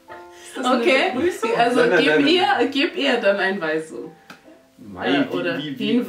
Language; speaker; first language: German; non-native, local second language; North Ndebele